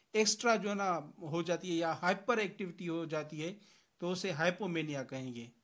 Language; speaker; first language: Urdu; non-native, local second language; Sindhi